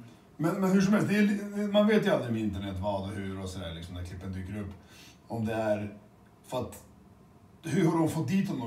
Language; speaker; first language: Swedish; early bilingual, other home language; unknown